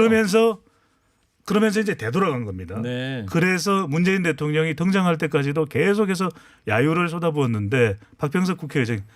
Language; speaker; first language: Korean; native; Korean